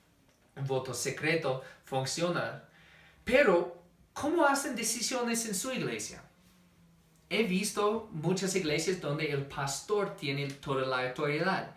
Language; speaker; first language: Spanish; non-native, fluent; English